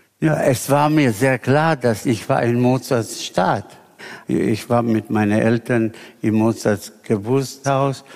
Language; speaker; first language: German; non-native, fluent; Spanish